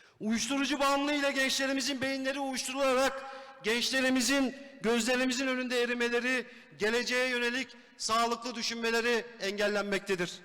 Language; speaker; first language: Turkish; native; Turkish